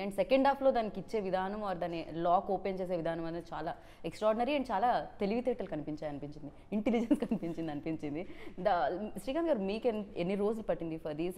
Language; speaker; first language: Telugu; native; Telugu